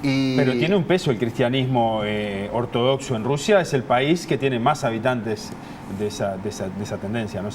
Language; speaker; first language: Spanish; native; Spanish